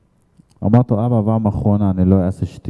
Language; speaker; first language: Hebrew; non-native, fluent; Arabic